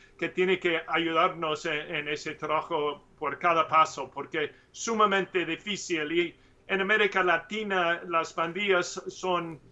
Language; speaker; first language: Spanish; non-native, learner; English